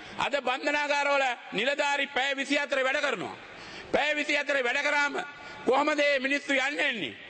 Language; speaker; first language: Sinhala; native; Sinhala